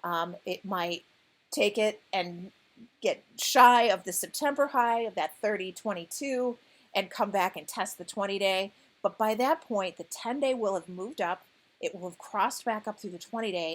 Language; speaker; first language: English; native; English